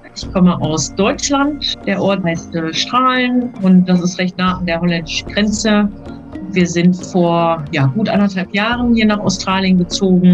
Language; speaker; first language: German; native; German